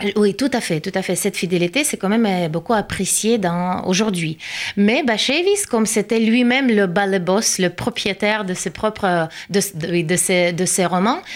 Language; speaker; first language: French; non-native, fluent; Russian